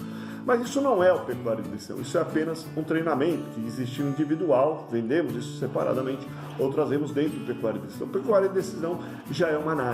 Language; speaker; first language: Portuguese; native; Portuguese